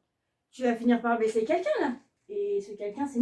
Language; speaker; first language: French; native; French